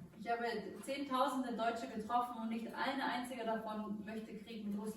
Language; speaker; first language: German; native; German